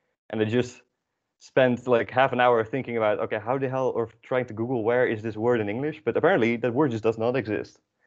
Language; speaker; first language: English; non-native, fluent; Dutch